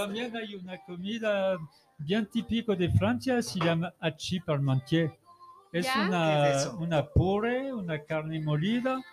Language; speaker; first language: Spanish; non-native, learner; French